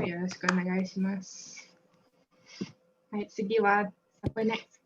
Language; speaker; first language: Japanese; non-native, learner; Malay